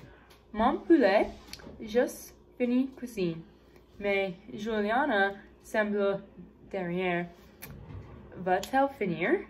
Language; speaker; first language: French; non-native, learner; English